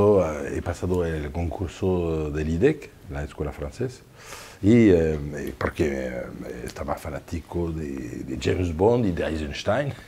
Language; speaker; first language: Spanish; non-native, fluent; French